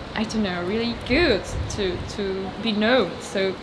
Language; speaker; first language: English; non-native, fluent; Polish